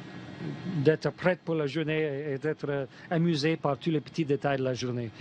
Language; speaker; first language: French; non-native, fluent; English